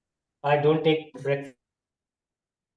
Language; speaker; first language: English; non-native, fluent; Urdu